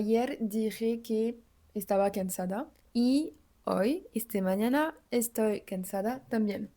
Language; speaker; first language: Spanish; non-native, learner; French